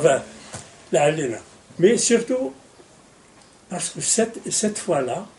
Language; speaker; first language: French; non-native, local second language; Arabic